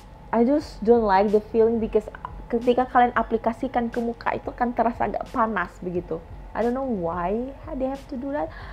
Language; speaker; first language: English; non-native, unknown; Indonesian